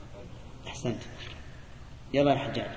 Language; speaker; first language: Arabic; native; Arabic